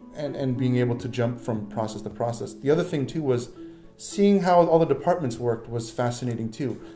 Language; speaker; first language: English; native; English